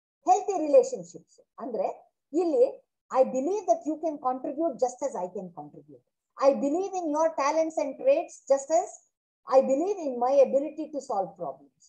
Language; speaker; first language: English; non-native, local second language; Kannada